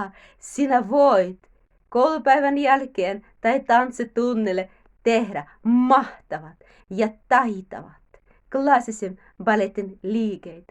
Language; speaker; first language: Finnish; non-native, learner; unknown